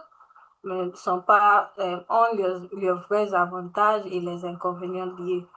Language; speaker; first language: French; non-native, learner; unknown